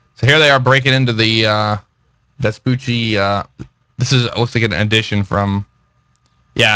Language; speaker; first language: English; native; English